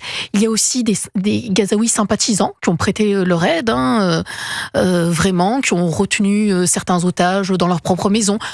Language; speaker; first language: French; native; French